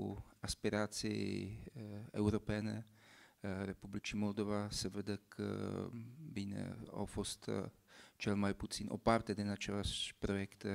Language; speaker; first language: Romanian; non-native, fluent; Czech